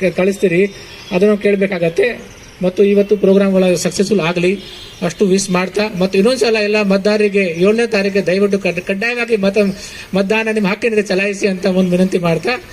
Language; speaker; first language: Kannada; non-native, fluent; Hindi